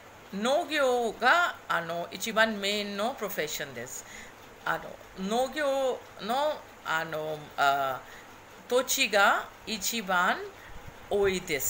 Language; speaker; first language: Japanese; non-native, fluent; Hindi